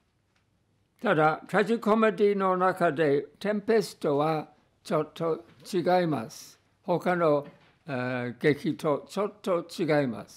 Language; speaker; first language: Japanese; non-native, fluent; English